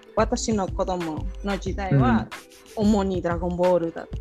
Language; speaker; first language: Japanese; non-native, fluent; Spanish